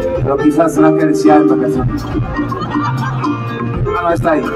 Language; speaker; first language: Spanish; non-native, fluent; French